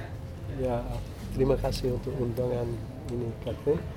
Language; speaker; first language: Indonesian; non-native, fluent; English